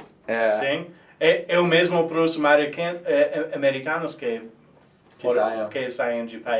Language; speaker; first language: Portuguese; non-native, fluent; English